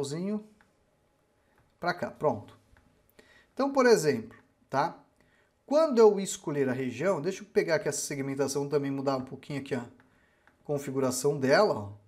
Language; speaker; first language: Portuguese; native; Portuguese